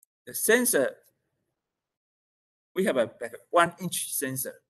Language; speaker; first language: English; non-native, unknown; Chinese